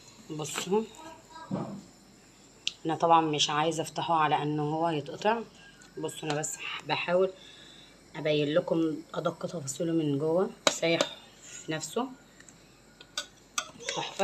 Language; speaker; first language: Arabic; native; Arabic